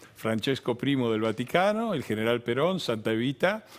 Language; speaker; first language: Spanish; native; Spanish